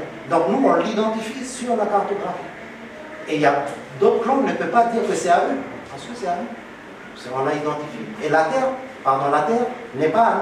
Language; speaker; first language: French; native; French